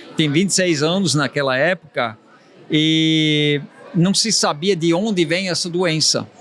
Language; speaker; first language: Portuguese; non-native, fluent; Swiss German